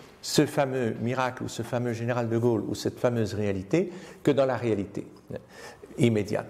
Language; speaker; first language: French; native; French